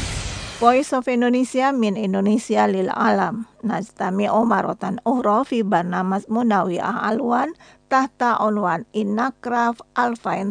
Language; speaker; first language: Arabic; non-native, fluent; Indonesian